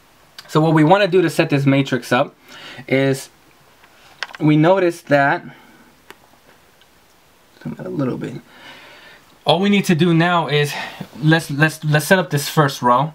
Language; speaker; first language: English; native; English